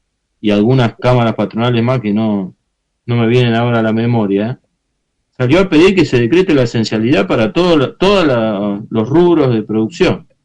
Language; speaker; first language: Spanish; native; Spanish